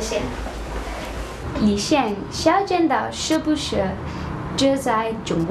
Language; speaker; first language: Chinese; non-native, learner; English